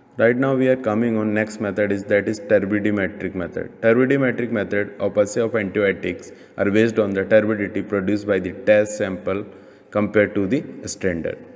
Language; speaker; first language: English; non-native, local second language; Hindi